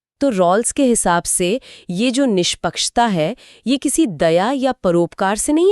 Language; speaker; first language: Hindi; native; Hindi